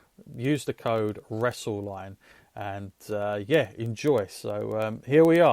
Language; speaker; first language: English; native; English